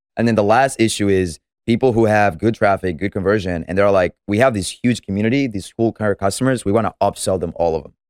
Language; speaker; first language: English; non-native, fluent; Spanish